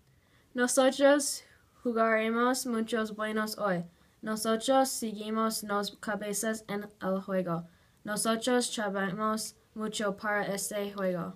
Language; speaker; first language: Spanish; non-native, learner; English